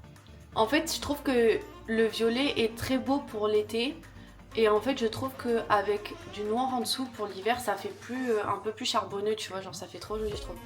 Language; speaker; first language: French; native; French